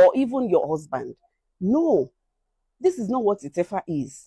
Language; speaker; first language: English; non-native, local second language; Yoruba